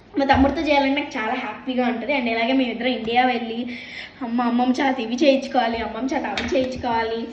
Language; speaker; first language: Telugu; early bilingual, heritage; Telugu